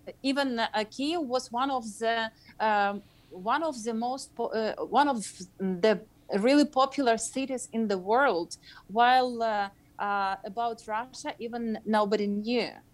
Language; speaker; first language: English; non-native, fluent; Ukrainian